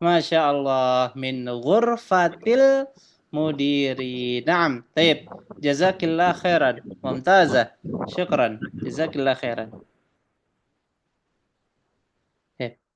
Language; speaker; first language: Arabic; non-native, fluent; Indonesian